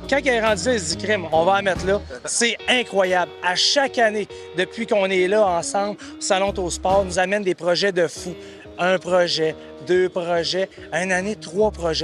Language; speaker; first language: French; native; French